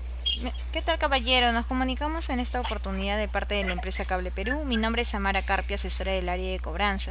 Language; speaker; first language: Spanish; native; Spanish